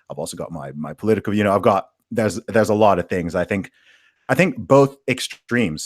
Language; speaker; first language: English; native; English